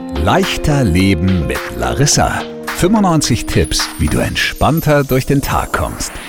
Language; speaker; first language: German; native; German